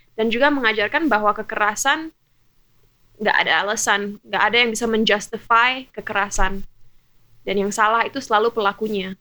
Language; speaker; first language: Indonesian; early bilingual, heritage; German